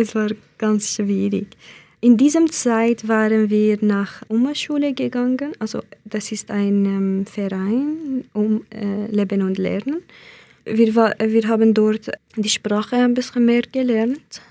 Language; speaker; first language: German; non-native, learner; Central Kurdish